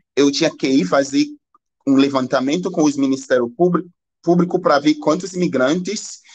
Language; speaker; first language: Portuguese; non-native, learner; Haitian Creole